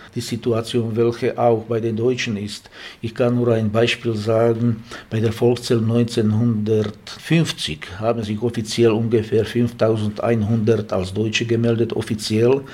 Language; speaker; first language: German; non-native, fluent; Slovak